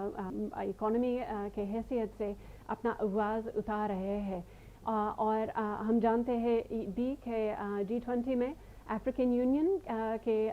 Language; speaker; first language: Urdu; non-native, fluent; English